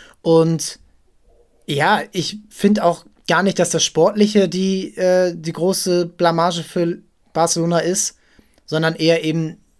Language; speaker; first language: German; native; German